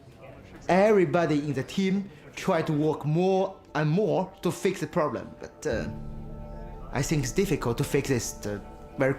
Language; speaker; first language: English; non-native, learner; Chinese